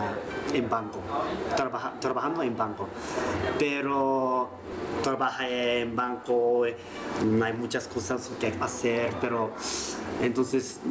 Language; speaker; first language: Spanish; non-native, learner; Japanese